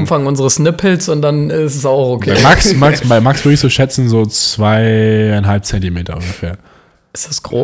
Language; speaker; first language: German; native; German